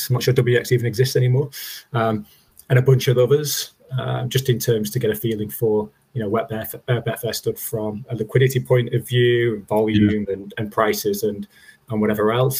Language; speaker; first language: English; native; English